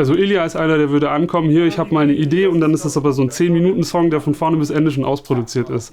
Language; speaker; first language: German; native; German